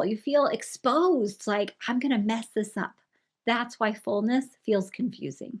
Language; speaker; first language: English; native; English